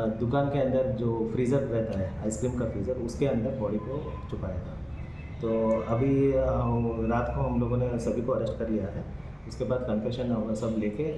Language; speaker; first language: Hindi; non-native, local second language; Bangla